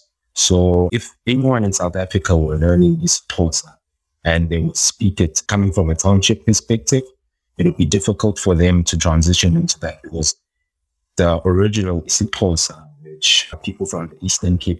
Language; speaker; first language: English; non-native, local second language; Xhosa